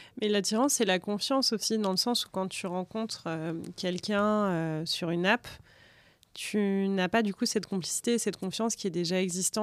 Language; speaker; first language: French; native; French